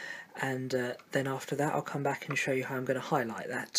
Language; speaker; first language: English; native; English